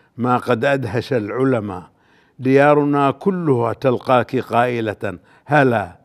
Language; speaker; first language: Arabic; native; Arabic